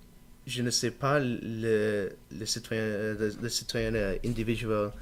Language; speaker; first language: French; non-native, learner; English